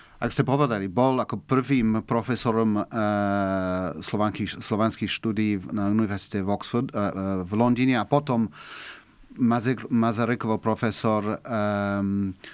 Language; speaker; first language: Slovak; non-native, learner; English